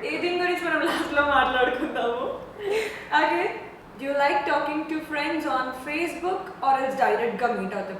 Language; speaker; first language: Telugu; native; Telugu